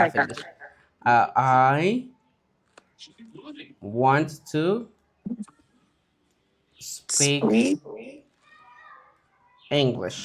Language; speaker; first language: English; non-native, fluent; Amharic